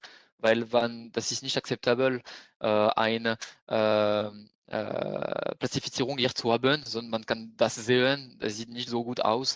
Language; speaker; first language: German; non-native, fluent; French